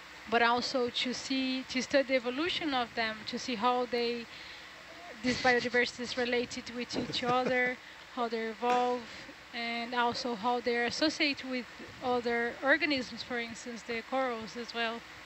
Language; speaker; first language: English; non-native, fluent; Portuguese